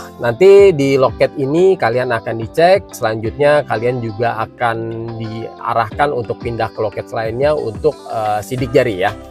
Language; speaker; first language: Indonesian; native; Indonesian